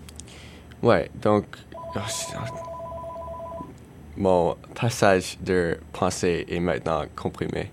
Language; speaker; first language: French; non-native, learner; English